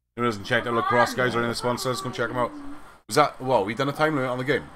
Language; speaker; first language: English; native; English